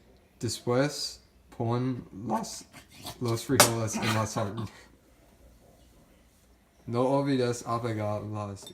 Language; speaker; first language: Spanish; non-native, learner; English